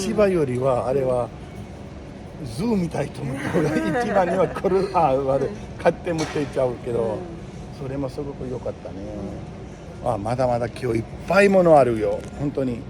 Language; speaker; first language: Japanese; non-native, fluent; Urdu